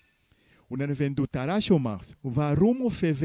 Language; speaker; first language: German; non-native, fluent; Portuguese